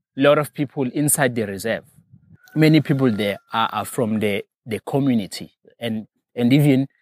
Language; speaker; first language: English; non-native, local second language; Zulu